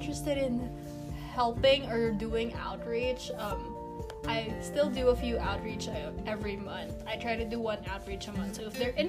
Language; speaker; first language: English; non-native, local second language; Filipino